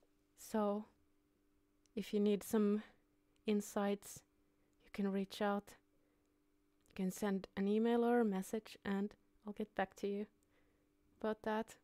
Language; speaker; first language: English; non-native, fluent; Finnish